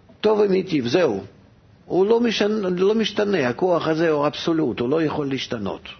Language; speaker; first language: Hebrew; non-native, fluent; Russian